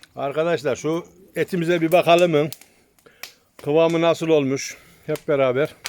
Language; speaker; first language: Turkish; native; Turkish